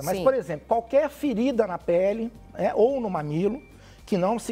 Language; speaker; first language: Portuguese; native; Portuguese